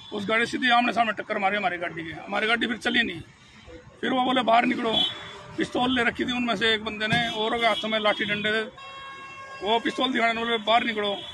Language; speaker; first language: Hindi; native; Hindi